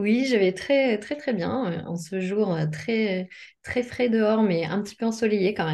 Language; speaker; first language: French; native; French